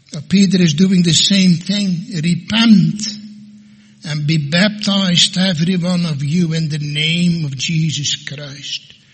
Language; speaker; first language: English; non-native, fluent; Dutch